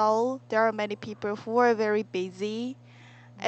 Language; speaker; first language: English; non-native, learner; Korean